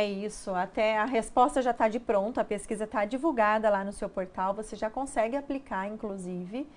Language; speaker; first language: Portuguese; native; Portuguese